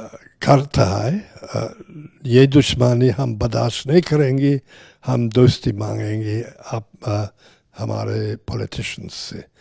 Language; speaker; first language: Hindi; non-native, fluent; English